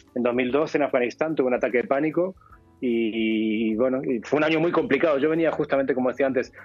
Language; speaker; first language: Spanish; native; Spanish